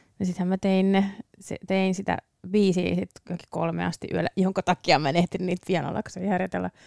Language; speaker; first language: Finnish; early bilingual, other home language; English